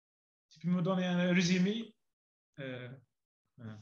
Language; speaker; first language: French; non-native, learner; Arabic